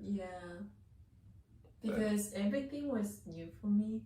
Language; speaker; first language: English; non-native, learner; Japanese